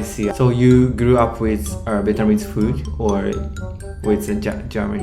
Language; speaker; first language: English; non-native, learner; Japanese